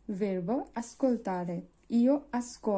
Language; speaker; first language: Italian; non-native, fluent; Bangla